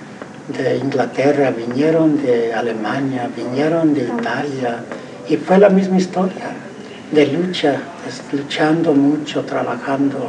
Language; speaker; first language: Spanish; early bilingual, heritage; Spanish